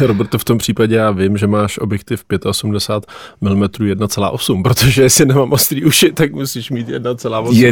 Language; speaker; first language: Czech; native; Czech